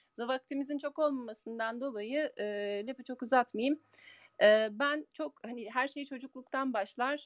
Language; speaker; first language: Turkish; early bilingual, heritage; Turkish